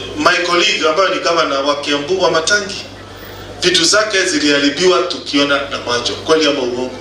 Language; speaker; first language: Swahili; non-native, local second language; Kikuyu